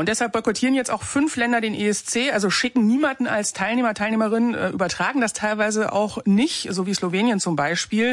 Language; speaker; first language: German; native; German